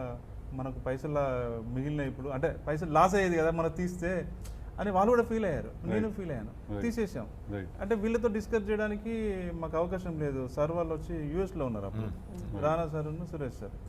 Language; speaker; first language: Telugu; native; Telugu